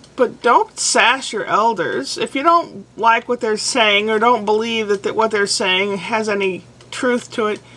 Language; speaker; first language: English; native; English